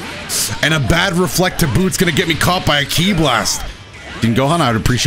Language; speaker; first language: English; native; English